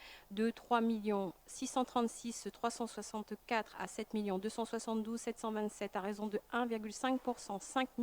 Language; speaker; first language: French; native; French